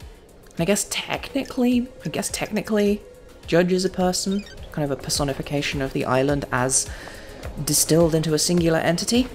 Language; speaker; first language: English; native; English